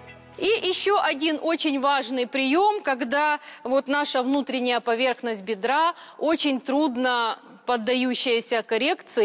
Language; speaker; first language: Russian; native; Russian